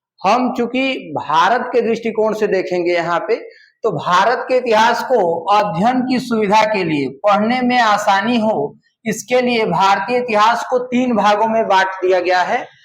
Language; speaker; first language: Hindi; native; Hindi